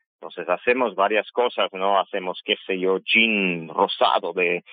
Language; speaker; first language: Spanish; non-native, fluent; Armenian